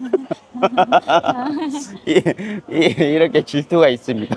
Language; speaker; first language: Korean; native; Korean